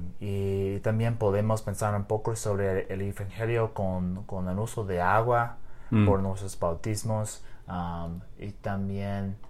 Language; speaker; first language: Spanish; non-native, learner; English